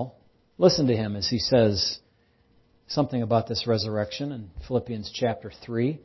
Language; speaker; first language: English; native; English